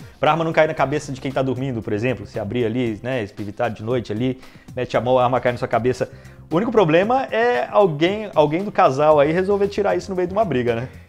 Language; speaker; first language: Portuguese; native; Portuguese